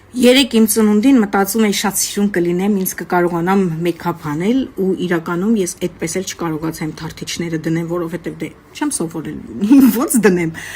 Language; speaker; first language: Armenian; native; Armenian